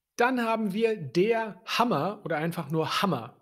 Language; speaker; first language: German; native; German